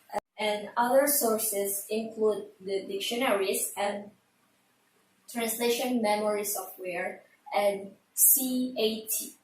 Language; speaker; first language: English; non-native, learner; Indonesian